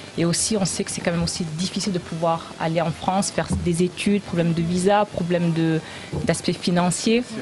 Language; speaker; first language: French; early bilingual, other home language; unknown